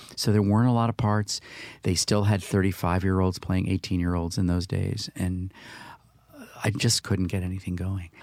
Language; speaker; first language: English; native; English